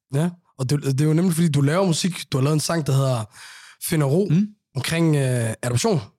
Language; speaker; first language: Danish; early bilingual, other home language; Somali